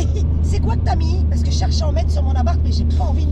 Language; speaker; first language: French; native; French